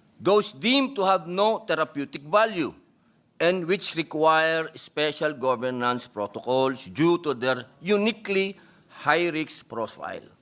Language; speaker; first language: English; non-native, local second language; Filipino